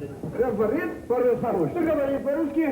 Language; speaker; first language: Russian; non-native, learner; French